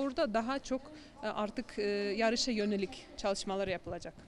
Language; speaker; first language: Turkish; non-native, fluent; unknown